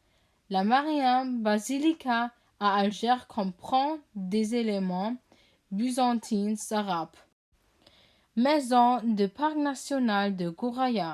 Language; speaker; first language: French; non-native, learner; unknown